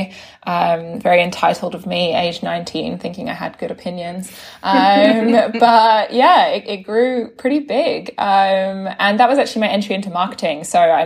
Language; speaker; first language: English; native; English